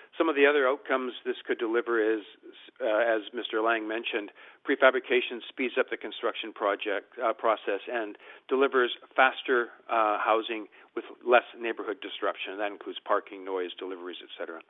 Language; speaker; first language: English; native; English